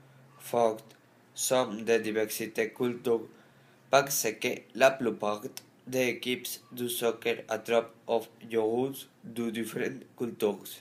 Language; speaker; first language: French; non-native, learner; Spanish